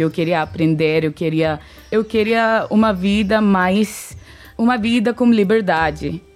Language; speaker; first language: Portuguese; non-native, learner; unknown